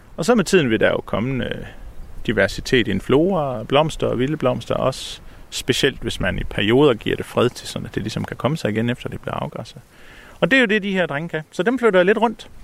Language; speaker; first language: Danish; native; Danish